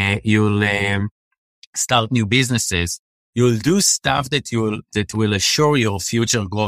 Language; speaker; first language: English; non-native, fluent; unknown